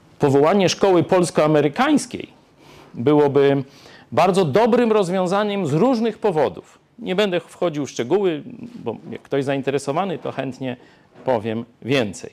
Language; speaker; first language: Polish; native; Polish